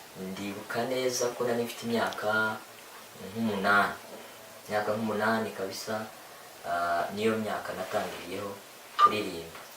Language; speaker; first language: Kinyarwanda; native; Kinyarwanda